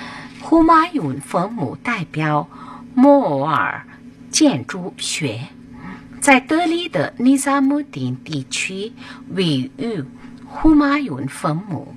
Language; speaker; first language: Chinese; non-native, learner; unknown